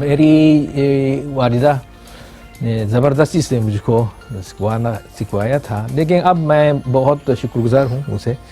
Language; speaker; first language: Urdu; non-native, fluent; Japanese